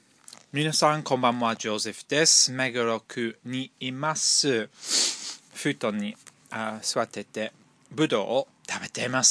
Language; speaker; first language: Japanese; non-native, fluent; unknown